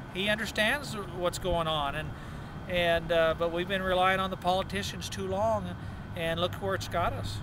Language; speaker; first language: English; native; English